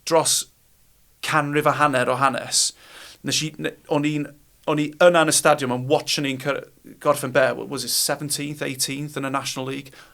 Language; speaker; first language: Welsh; non-native, local second language; English